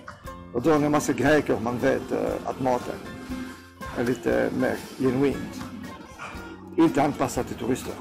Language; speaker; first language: Swedish; non-native, fluent; Greek